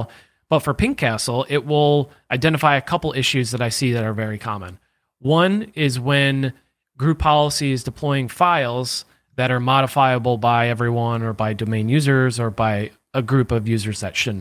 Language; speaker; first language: English; native; English